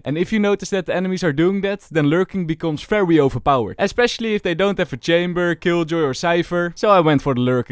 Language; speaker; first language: English; non-native, fluent; Dutch